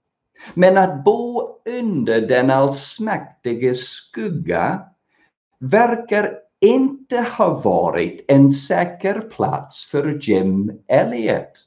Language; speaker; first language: Swedish; non-native, fluent; English